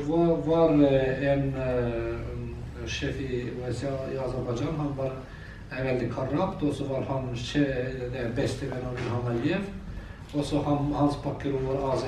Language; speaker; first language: Norwegian; non-native, learner; Azerbaijani